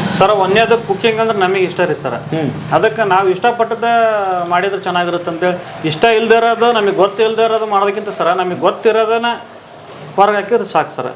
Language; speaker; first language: Kannada; native; Kannada